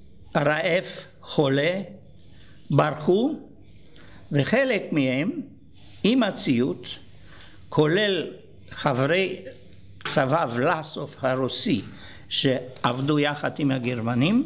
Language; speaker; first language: Hebrew; non-native, fluent; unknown